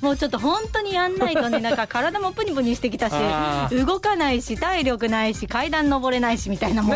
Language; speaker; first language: Japanese; native; Japanese